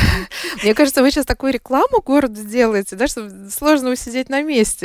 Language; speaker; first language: Russian; native; Russian